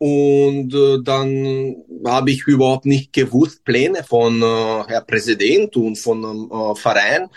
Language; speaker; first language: German; non-native, learner; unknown